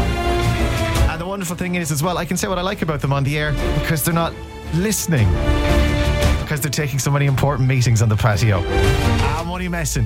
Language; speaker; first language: English; native; English